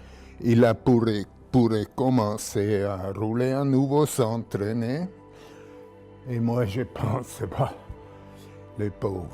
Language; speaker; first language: French; non-native, local second language; German